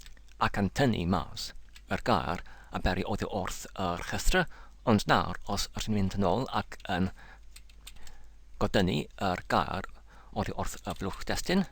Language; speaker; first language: Welsh; non-native, learner; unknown